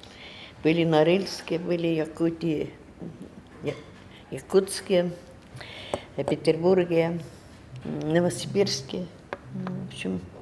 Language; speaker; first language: Russian; non-native, learner; Estonian